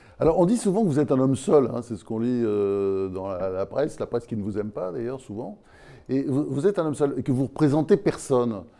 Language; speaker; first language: French; native; French